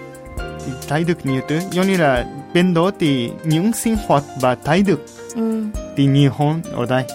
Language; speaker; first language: Vietnamese; non-native, fluent; Japanese